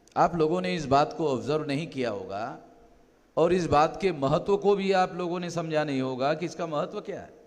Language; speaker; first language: Hindi; non-native, local second language; Marathi